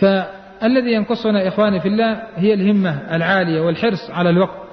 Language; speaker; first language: Arabic; native; Arabic